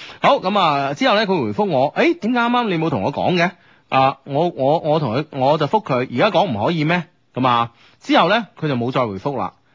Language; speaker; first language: Cantonese; native; Cantonese